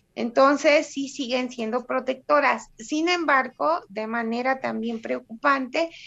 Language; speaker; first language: Spanish; non-native, fluent; Russian